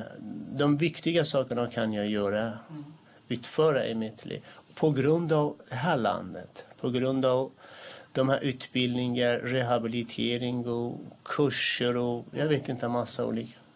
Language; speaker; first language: Swedish; non-native, fluent; Kurdish